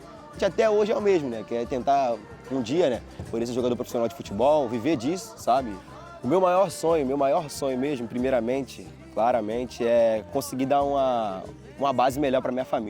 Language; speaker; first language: Portuguese; native; Portuguese